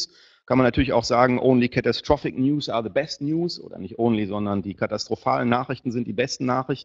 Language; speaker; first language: German; native; German